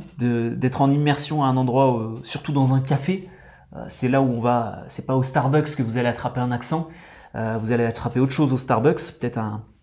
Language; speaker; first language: French; native; French